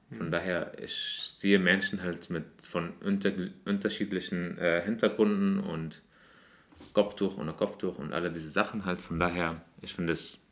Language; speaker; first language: German; non-native, fluent; Arabic